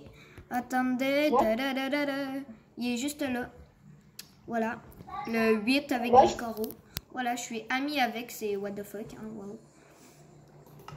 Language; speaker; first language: French; native; French